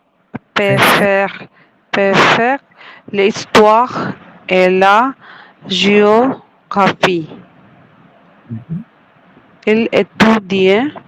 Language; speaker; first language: French; non-native, learner; Bangla